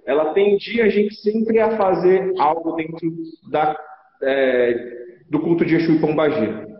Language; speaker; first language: Portuguese; native; Portuguese